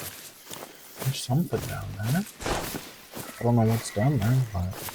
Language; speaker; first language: English; native; English